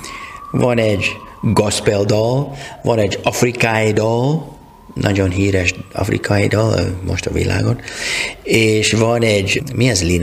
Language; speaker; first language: Hungarian; non-native, learner; English